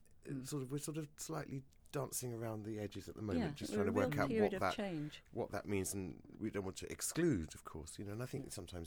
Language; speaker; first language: English; native; English